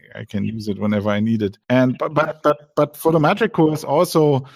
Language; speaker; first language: English; non-native, fluent; German